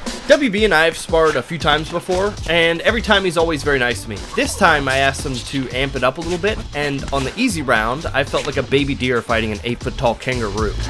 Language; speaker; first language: English; native; English